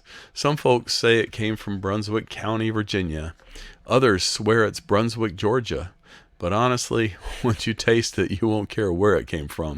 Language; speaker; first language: English; native; English